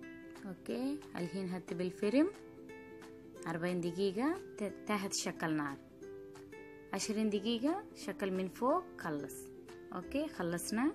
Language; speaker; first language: Arabic; non-native, learner; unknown